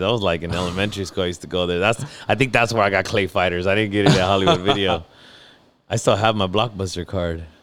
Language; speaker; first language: English; native; English